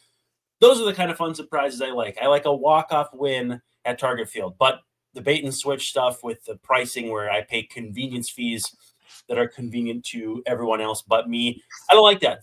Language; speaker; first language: English; native; English